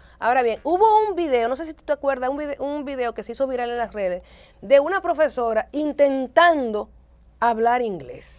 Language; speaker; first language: Spanish; native; Spanish